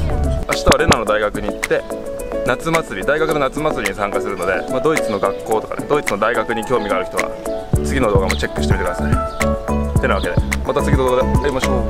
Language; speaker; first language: Japanese; native; Japanese